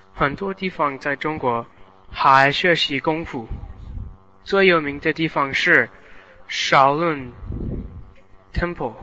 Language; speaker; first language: Chinese; non-native, learner; English